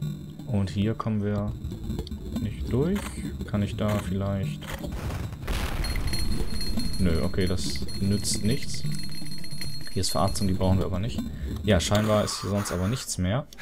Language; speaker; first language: German; native; German